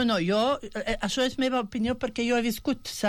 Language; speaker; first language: Catalan; non-native, fluent; Bosnian